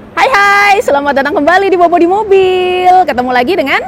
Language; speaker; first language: Indonesian; native; Indonesian